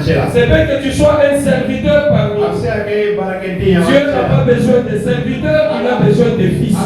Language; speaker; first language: French; non-native, local second language; Bambara